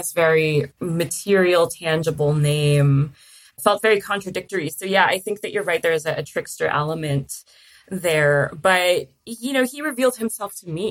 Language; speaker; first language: English; native; English